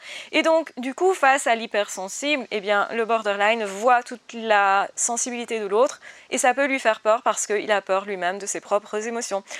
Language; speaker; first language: French; native; French